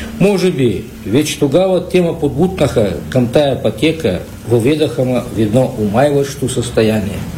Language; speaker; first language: Bulgarian; early bilingual, heritage; Bulgarian